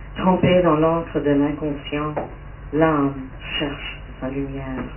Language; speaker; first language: French; early bilingual, heritage; French